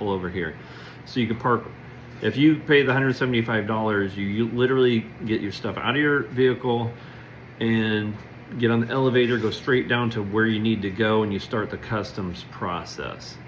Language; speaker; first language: English; native; English